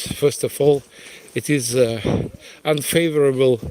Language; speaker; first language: English; non-native, fluent; Russian